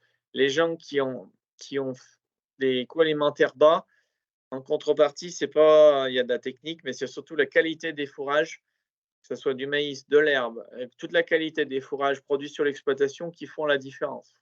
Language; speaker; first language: French; native; French